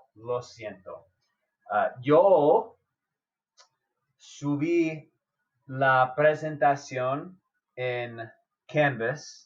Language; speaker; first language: Spanish; non-native, fluent; English